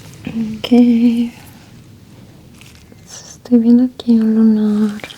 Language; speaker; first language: Spanish; early bilingual, heritage; Spanish